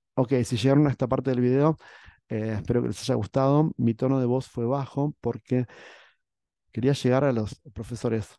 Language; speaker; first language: English; non-native, fluent; Spanish